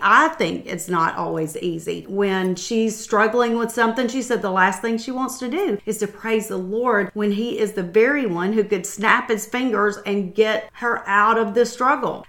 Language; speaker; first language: English; native; English